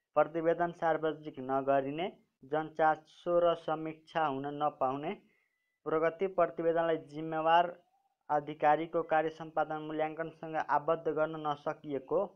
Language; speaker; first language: Nepali; non-native, local second language; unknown